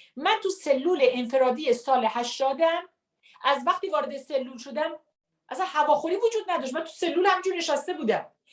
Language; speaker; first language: Persian; native; Persian